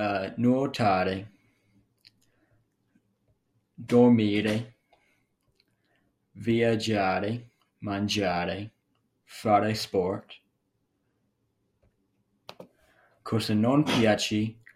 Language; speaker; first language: Italian; non-native, learner; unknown